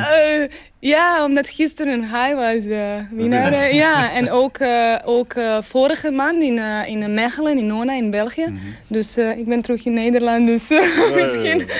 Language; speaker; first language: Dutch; non-native, learner; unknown